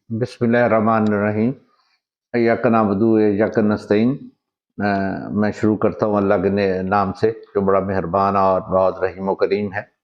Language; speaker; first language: Urdu; non-native, local second language; Punjabi